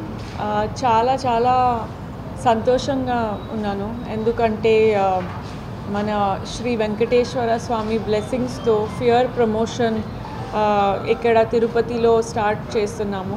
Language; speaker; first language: Telugu; non-native, fluent; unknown